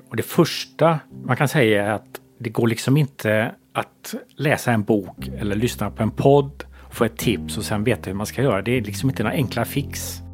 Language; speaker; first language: Swedish; native; Swedish